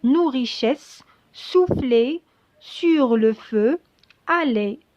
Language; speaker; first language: French; non-native, local second language; Arabic